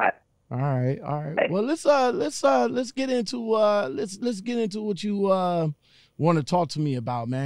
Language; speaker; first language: English; native; English